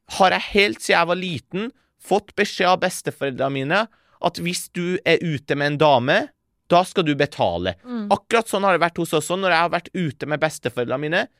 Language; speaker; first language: Norwegian; early bilingual, other home language; Persian